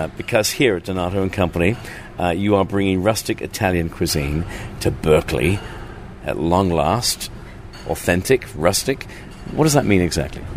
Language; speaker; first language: English; native; English